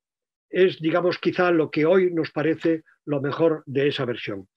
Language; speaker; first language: Spanish; native; Spanish